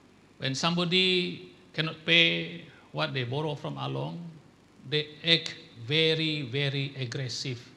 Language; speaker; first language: English; non-native, local second language; Malay